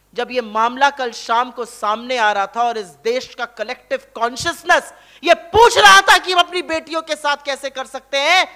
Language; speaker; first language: Hindi; native; Hindi